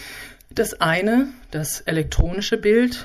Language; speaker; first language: German; native; German